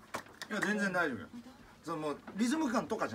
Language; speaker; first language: Japanese; native; Japanese